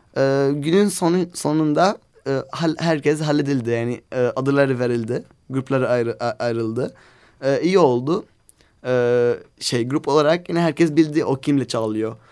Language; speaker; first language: Turkish; non-native, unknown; Arabic